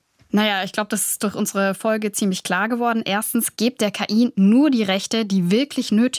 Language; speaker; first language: German; native; German